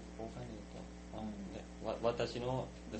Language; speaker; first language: Japanese; non-native, learner; Thai